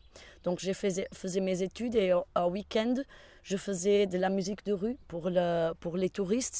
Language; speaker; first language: French; non-native, fluent; Portuguese